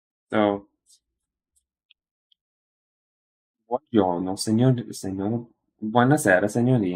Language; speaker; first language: Italian; non-native, learner; English